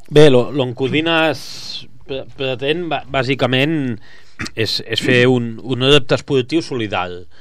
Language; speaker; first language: Catalan; native; Catalan